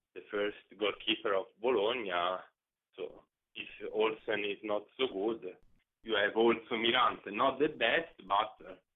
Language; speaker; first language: English; non-native, learner; Italian